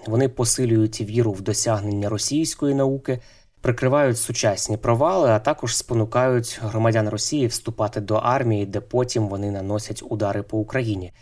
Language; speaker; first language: Ukrainian; native; Ukrainian